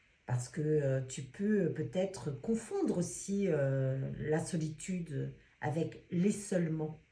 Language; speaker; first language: French; native; French